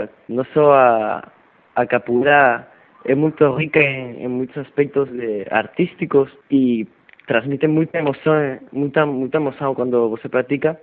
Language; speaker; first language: Portuguese; non-native, fluent; Spanish